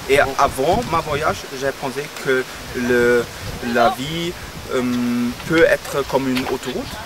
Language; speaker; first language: French; non-native, learner; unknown